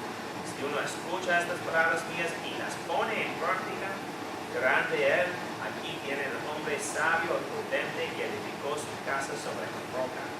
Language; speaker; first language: Spanish; non-native, fluent; English